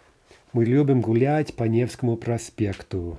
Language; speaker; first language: Russian; non-native, fluent; English